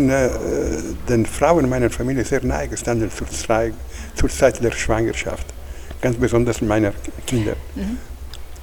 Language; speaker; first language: German; non-native, fluent; Italian